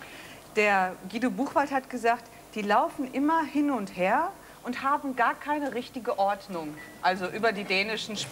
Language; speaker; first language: German; native; German